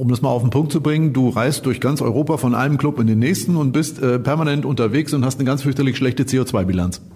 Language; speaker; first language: German; native; German